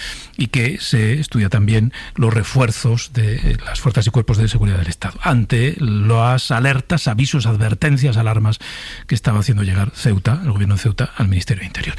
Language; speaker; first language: Spanish; native; Spanish